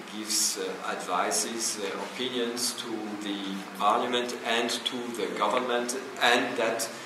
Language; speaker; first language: English; non-native, fluent; Portuguese